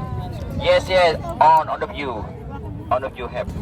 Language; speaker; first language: English; non-native, learner; Vietnamese